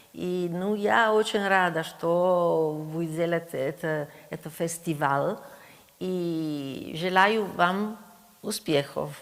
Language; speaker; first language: Russian; non-native, learner; Italian